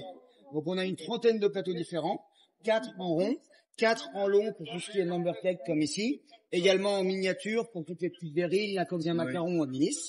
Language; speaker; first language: French; native; French